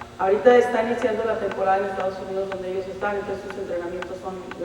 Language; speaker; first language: Spanish; native; Spanish